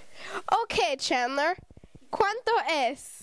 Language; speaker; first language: Spanish; non-native, learner; English